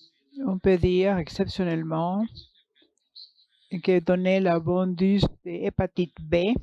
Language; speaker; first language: French; non-native, learner; English